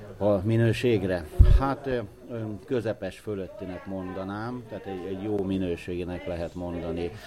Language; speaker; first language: Hungarian; native; Hungarian